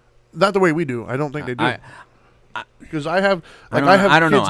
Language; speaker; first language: English; native; English